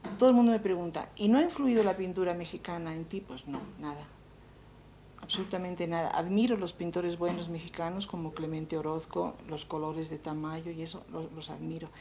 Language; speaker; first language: Spanish; native; Spanish